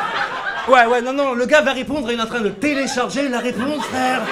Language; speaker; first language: French; native; French